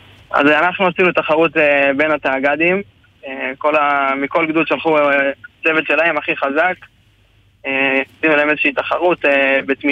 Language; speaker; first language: Hebrew; native; Hebrew